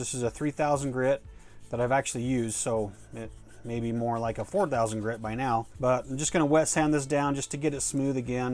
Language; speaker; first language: English; native; English